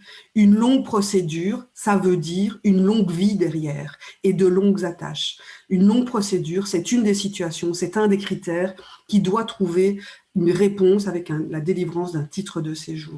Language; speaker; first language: French; native; French